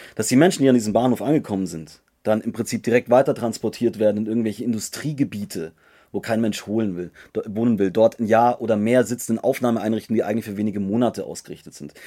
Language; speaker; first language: German; native; German